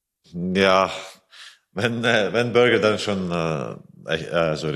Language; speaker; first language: German; non-native, fluent; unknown